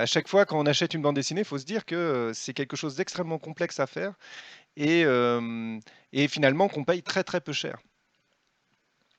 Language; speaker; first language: French; native; French